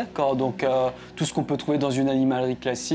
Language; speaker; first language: French; native; French